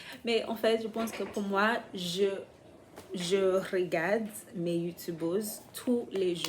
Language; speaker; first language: French; non-native, fluent; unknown